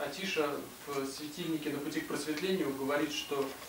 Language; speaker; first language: Russian; native; Russian